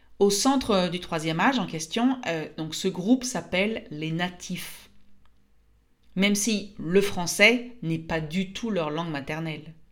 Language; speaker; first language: French; native; French